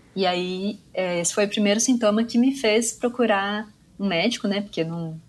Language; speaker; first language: Portuguese; native; Portuguese